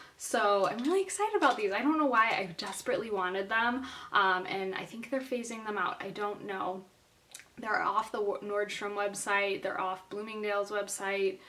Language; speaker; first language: English; native; English